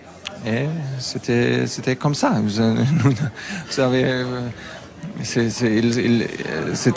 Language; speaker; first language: French; non-native, fluent; German